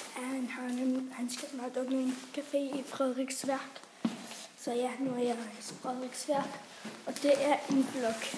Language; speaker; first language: Danish; early bilingual, other home language; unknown